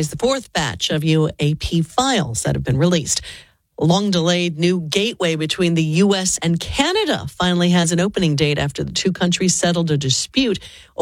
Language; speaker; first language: English; native; English